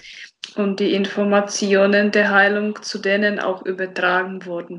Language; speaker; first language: German; non-native, fluent; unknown